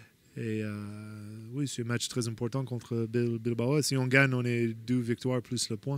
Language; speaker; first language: French; non-native, fluent; English